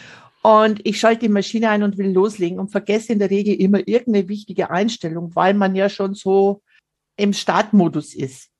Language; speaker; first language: German; native; German